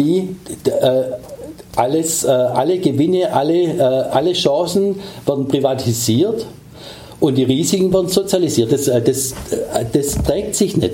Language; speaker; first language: German; native; German